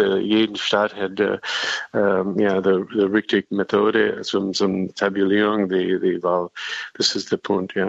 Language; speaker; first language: German; non-native, learner; English